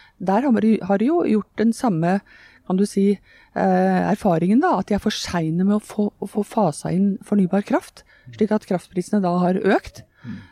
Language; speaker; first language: Norwegian; native; Norwegian